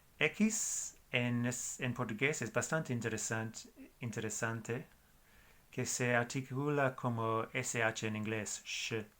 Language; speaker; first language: Spanish; non-native, fluent; English